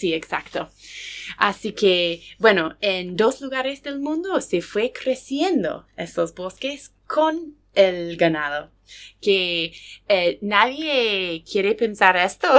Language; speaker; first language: Spanish; non-native, fluent; English